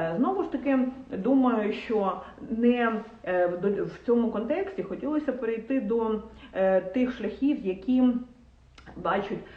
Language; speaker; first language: Ukrainian; non-native, local second language; Russian